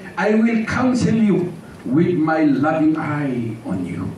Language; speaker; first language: English; non-native, local second language; Filipino